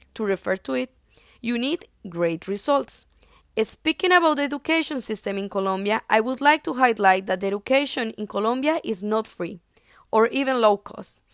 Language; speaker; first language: English; non-native, fluent; Spanish